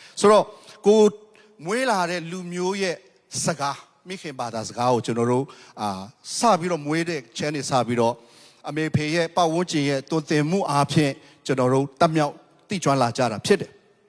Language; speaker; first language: Burmese; non-native, local second language; Tedim Chin